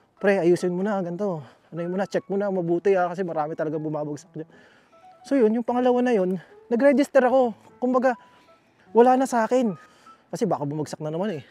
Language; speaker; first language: Filipino; native; Filipino